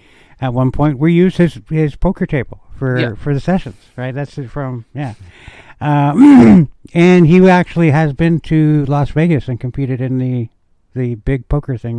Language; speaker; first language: English; native; English